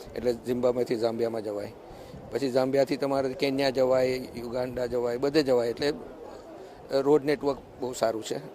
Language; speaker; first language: Gujarati; early bilingual, heritage; Gujarati